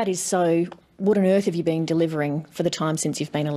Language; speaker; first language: English; native; English